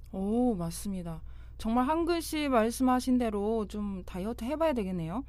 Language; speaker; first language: Korean; non-native, fluent; Chinese